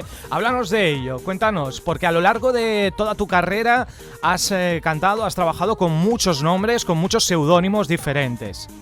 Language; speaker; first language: Spanish; native; Spanish